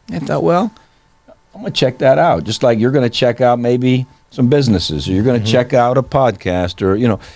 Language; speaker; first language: English; native; English